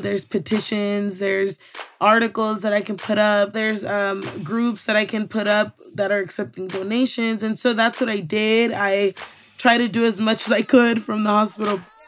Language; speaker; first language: English; early bilingual, other home language; Spanish